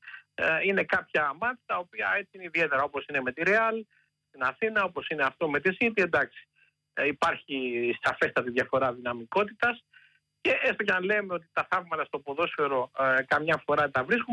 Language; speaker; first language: Greek; native; Greek